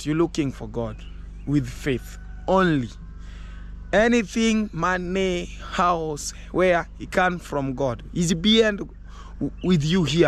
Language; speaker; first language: English; non-native, learner; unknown